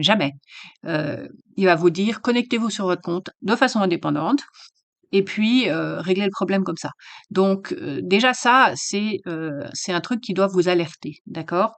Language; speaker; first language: French; native; French